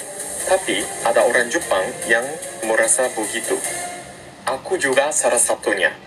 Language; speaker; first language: Indonesian; non-native, fluent; Japanese